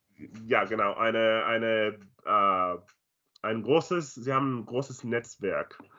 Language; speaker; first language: German; non-native, learner; Spanish